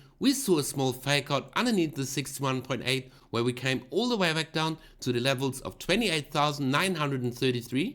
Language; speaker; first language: English; non-native, fluent; German